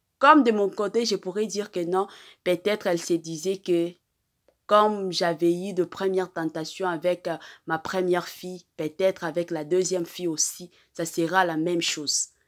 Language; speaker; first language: French; non-native, local second language; Lingala